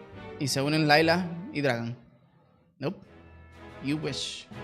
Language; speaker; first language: Spanish; native; Spanish